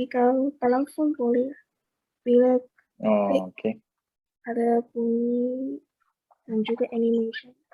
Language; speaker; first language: Malay; native; Malay